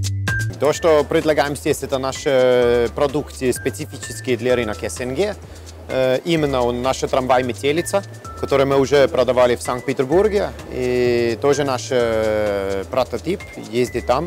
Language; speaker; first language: Russian; non-native, learner; German